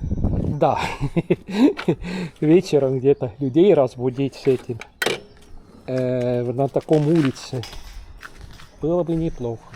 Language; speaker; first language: Russian; non-native, local second language; Estonian